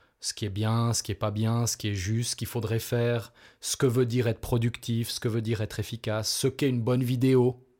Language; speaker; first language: French; native; French